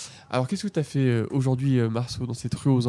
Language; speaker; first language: French; native; French